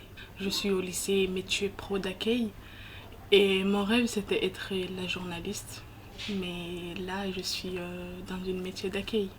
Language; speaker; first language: French; non-native, learner; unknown